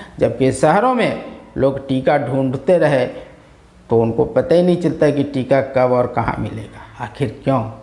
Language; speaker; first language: Hindi; native; Hindi